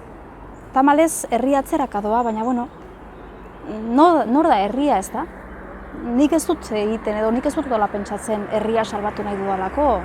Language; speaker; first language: Basque; native; Basque